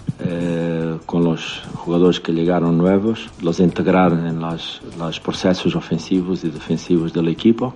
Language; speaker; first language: Spanish; non-native, learner; Portuguese